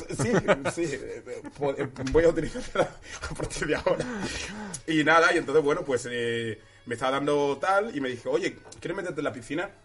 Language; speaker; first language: Spanish; early bilingual, other home language; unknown